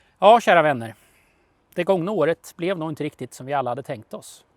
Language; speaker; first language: Swedish; native; Swedish